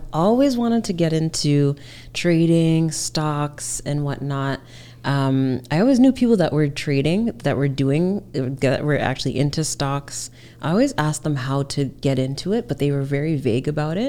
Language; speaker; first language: English; native; English